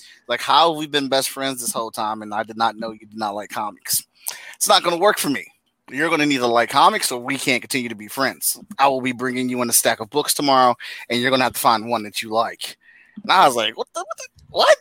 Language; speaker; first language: English; native; English